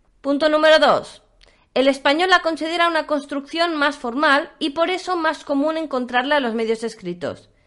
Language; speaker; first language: Spanish; native; Spanish